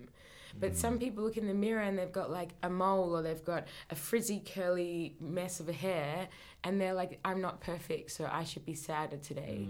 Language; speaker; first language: English; native; English